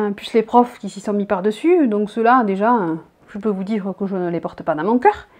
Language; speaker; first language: French; native; French